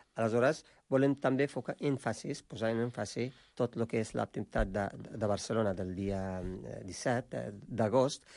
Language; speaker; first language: Catalan; non-native, fluent; Arabic